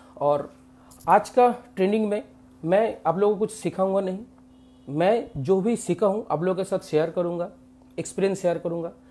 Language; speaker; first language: Hindi; non-native, local second language; Bangla